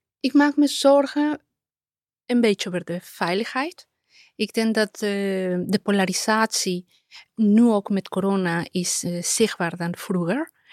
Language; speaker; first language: Dutch; non-native, fluent; Spanish